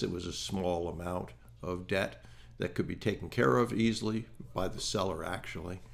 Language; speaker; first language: English; native; English